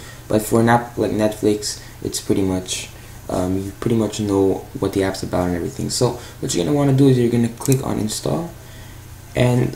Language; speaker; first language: English; native; English